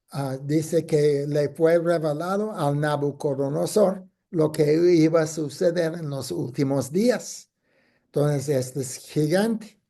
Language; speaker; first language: Spanish; non-native, fluent; English